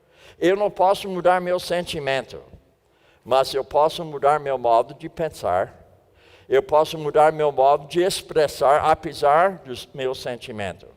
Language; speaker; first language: Portuguese; non-native, fluent; English